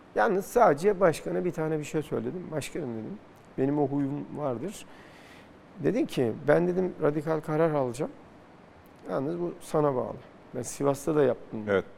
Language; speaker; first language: Turkish; native; Turkish